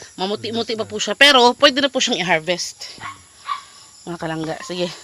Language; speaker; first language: Filipino; native; Filipino